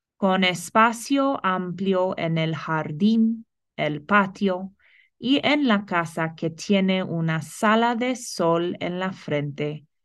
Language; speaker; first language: Spanish; non-native, fluent; English